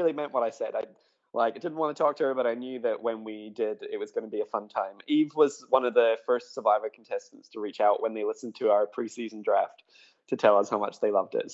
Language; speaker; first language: English; native; English